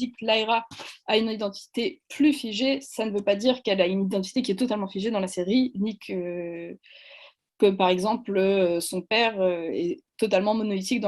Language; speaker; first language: French; native; French